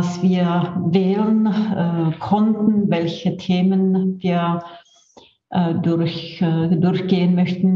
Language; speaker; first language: German; non-native, fluent; Czech